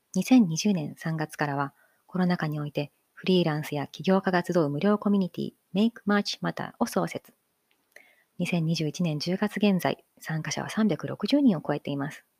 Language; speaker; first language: Japanese; native; Japanese